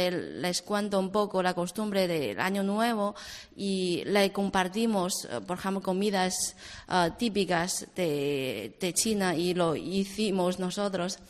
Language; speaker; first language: Spanish; non-native, fluent; Chinese